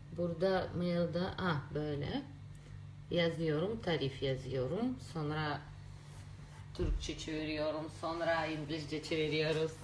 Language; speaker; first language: Turkish; non-native, learner; Russian